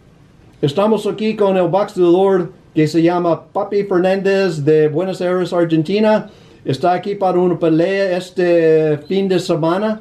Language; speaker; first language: Spanish; non-native, learner; English